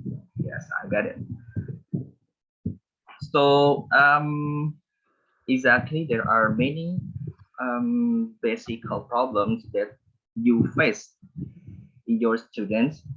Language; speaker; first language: English; non-native, learner; Indonesian